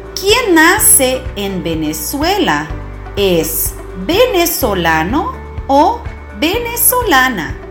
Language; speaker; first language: Spanish; non-native, fluent; Portuguese